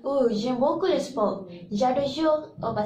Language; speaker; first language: French; non-native, learner; Malay